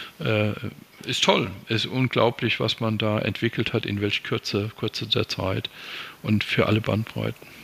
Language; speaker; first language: German; native; German